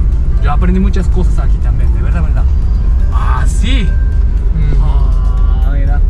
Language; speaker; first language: Spanish; non-native, learner; Japanese